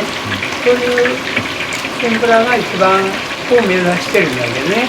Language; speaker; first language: Japanese; native; Japanese